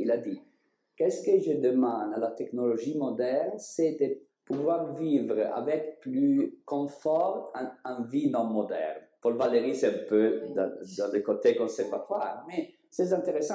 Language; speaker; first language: French; non-native, learner; Italian